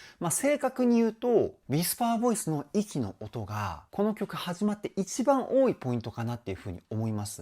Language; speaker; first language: Japanese; native; Japanese